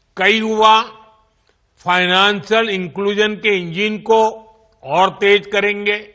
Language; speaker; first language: Hindi; non-native, local second language; Gujarati